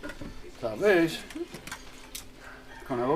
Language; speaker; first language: Spanish; non-native, learner; English